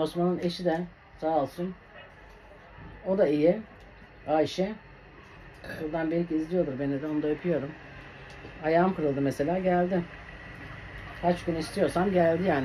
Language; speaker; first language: Turkish; native; Turkish